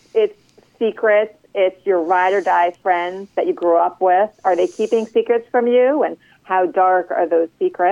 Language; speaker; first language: English; native; English